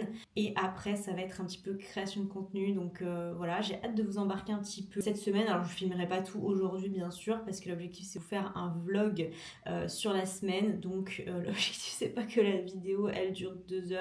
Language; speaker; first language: French; native; French